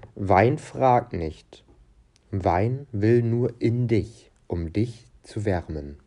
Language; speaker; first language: German; non-native, fluent; Portuguese